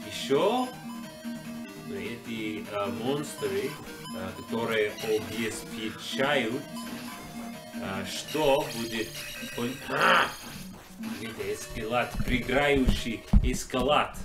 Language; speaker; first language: Russian; non-native, learner; English